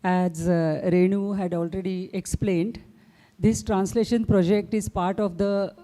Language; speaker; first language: English; non-native, local second language; Marathi